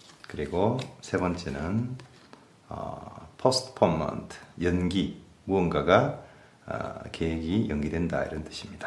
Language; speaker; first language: Korean; native; Korean